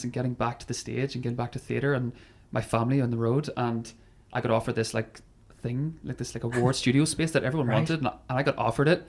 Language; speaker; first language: English; native; English